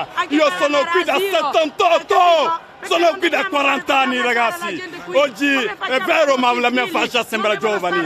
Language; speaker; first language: Italian; non-native, fluent; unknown